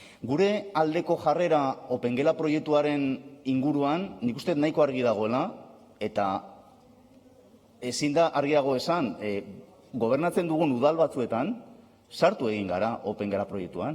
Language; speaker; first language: Basque; non-native, local second language; Spanish